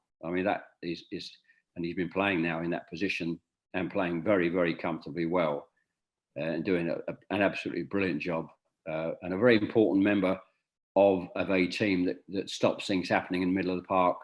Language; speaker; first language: English; native; English